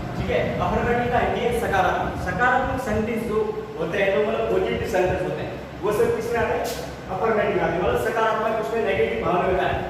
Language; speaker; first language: Hindi; native; Hindi